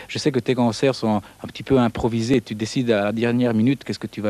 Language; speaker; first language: French; non-native, local second language; Italian